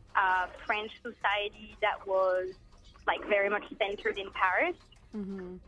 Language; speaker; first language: English; early bilingual, heritage; French